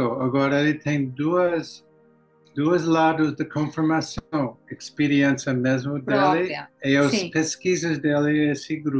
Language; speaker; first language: Portuguese; non-native, learner; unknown